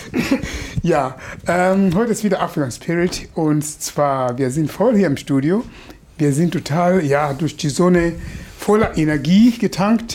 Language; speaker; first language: German; non-native, fluent; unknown